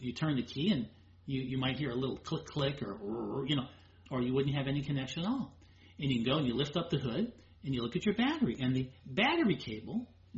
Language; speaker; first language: English; native; English